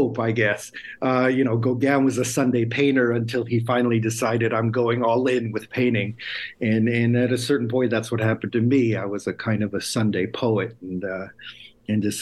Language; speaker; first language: English; native; English